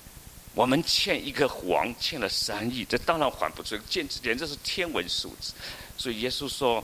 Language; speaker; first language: Chinese; native; Chinese